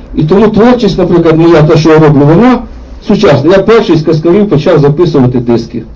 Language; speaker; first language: Ukrainian; native; Ukrainian